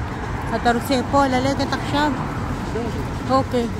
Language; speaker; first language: Hebrew; non-native, learner; Filipino